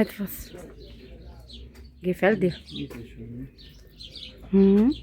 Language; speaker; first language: German; non-native, learner; Macedonian